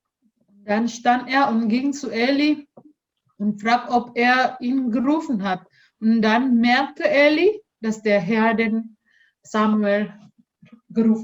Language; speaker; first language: German; non-native, learner; Indonesian